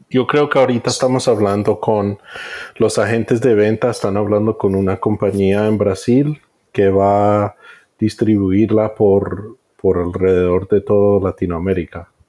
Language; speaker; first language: Spanish; early bilingual, heritage; Spanish